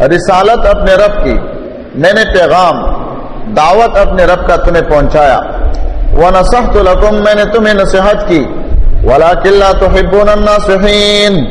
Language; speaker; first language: Urdu; non-native, local second language; Pashto